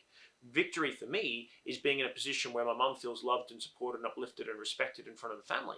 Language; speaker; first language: English; native; English